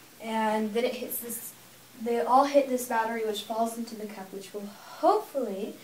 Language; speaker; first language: English; native; English